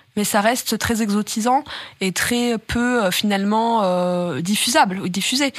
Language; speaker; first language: French; native; French